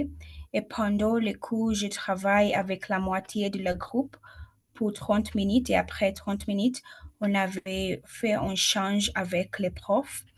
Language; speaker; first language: French; non-native, learner; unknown